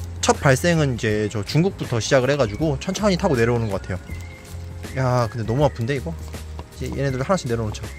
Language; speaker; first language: Korean; native; Korean